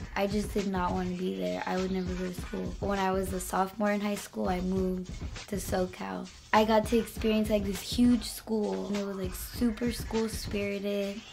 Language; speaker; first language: English; early bilingual, other home language; Spanish